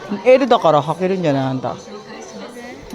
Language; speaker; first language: Japanese; non-native, fluent; Filipino